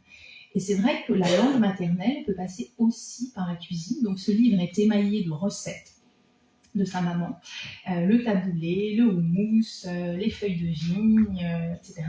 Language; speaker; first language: French; native; French